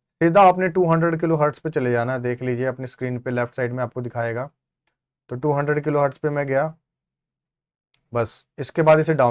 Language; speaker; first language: Hindi; native; Hindi